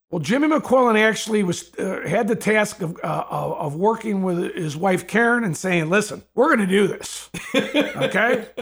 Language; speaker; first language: English; native; English